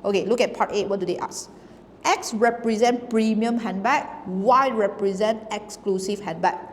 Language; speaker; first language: English; non-native, local second language; Chinese